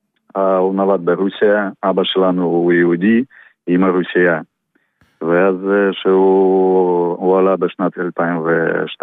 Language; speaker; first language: Hebrew; non-native, fluent; Russian